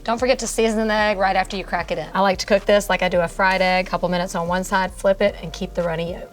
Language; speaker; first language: English; native; English